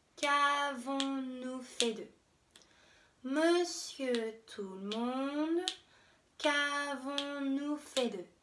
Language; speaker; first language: French; non-native, fluent; English